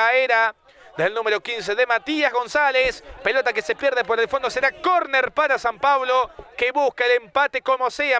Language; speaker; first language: Spanish; native; Spanish